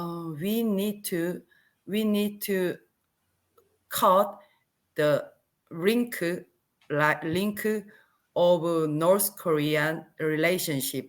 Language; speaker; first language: English; non-native, learner; Korean